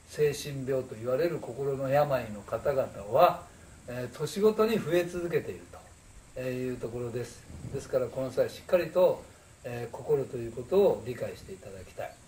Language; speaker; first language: Japanese; native; Japanese